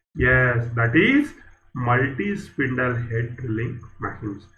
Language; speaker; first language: English; non-native, local second language; Kannada